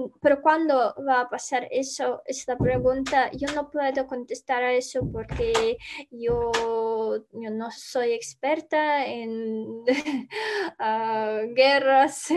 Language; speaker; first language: Spanish; non-native, learner; Ukrainian